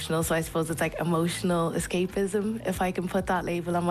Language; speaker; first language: English; native; English